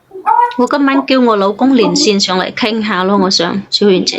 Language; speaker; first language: Cantonese; native; Cantonese